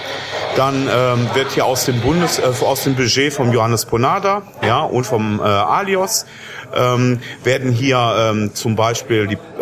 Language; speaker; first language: German; native; German